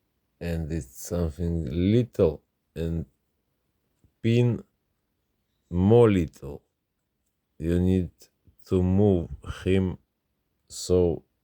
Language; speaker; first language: English; non-native, learner; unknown